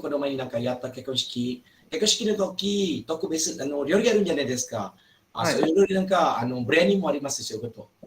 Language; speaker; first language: Japanese; non-native, fluent; Malay